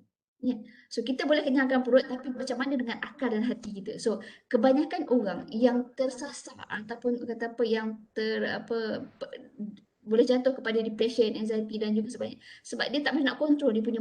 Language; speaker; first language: Malay; native; Malay